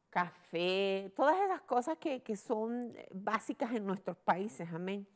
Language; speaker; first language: Spanish; early bilingual, heritage; Spanish